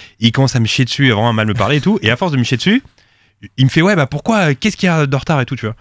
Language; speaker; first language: French; native; French